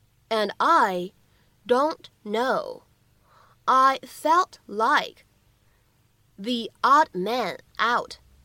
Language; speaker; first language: English; non-native, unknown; Chinese